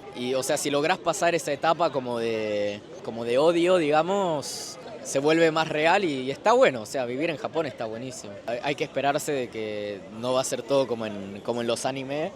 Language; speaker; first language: Spanish; native; Spanish